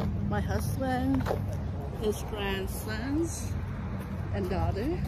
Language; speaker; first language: English; non-native, fluent; Vietnamese